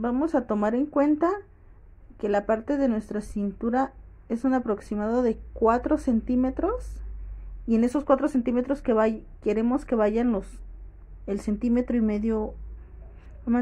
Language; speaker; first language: Spanish; native; Spanish